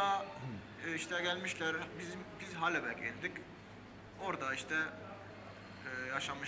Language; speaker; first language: Turkish; early bilingual, heritage; Armenian